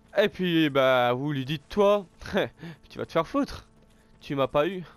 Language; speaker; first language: French; native; French